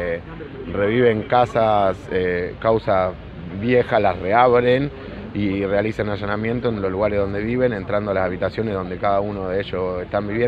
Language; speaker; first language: Spanish; native; Spanish